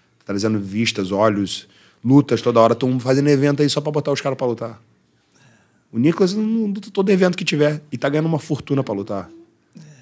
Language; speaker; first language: Portuguese; early bilingual, heritage; Portuguese